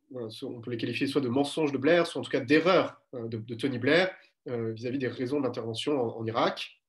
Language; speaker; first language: French; native; French